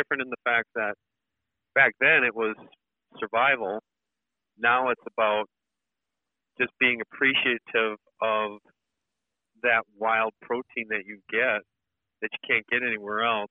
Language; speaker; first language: English; native; English